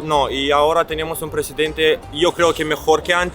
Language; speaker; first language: Spanish; non-native, learner; Romanian